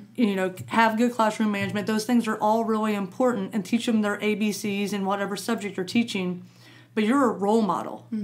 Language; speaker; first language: English; native; English